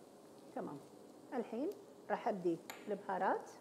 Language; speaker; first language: Arabic; native; Arabic